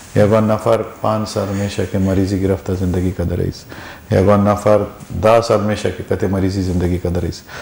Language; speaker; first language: Persian; non-native, learner; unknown